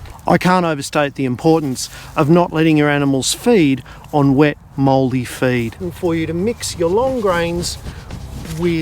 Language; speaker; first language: English; native; English